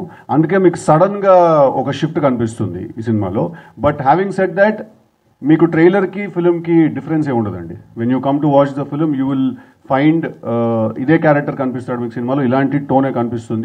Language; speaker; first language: Telugu; native; Telugu